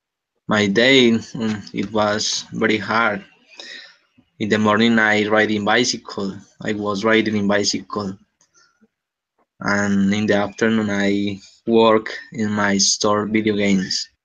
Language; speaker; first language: English; non-native, learner; Spanish